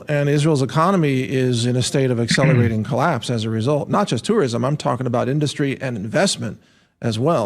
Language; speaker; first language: English; native; English